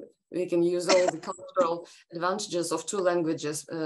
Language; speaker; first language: English; non-native, fluent; Russian